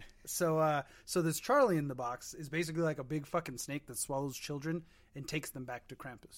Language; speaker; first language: English; native; English